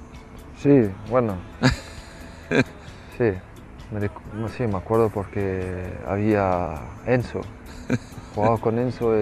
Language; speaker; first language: Spanish; non-native, fluent; French